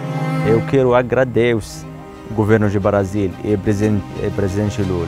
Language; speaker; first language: Portuguese; non-native, learner; Arabic